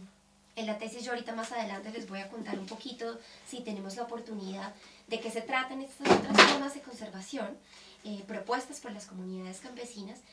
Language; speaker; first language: Spanish; native; Spanish